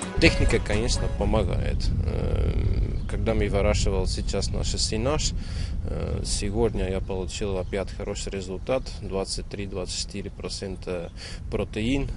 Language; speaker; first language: Russian; non-native, local second language; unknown